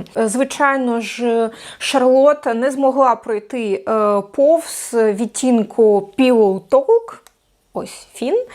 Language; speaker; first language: Ukrainian; non-native, local second language; Russian